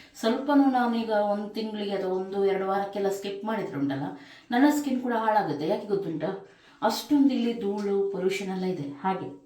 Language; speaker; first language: Kannada; non-native, local second language; Konkani